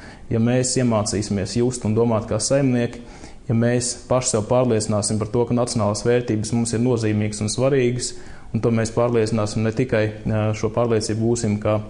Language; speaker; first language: Latvian; native; Latvian